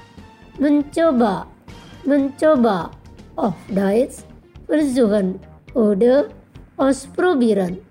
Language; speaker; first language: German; non-native, fluent; Indonesian